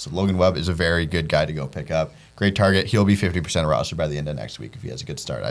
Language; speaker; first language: English; native; English